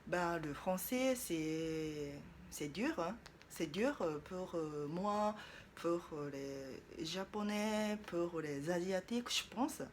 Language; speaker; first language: French; non-native, learner; Japanese